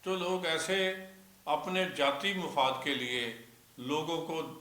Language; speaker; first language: Hindi; non-native, local second language; Punjabi